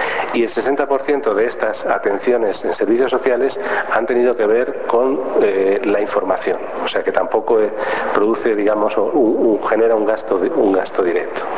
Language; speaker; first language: Spanish; native; Spanish